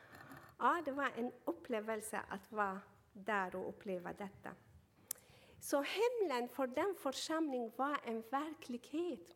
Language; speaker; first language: Swedish; non-native, fluent; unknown